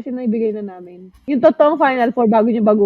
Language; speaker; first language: Filipino; native; Filipino